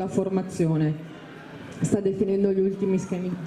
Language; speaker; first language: Italian; native; Italian